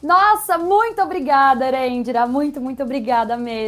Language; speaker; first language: Portuguese; native; Portuguese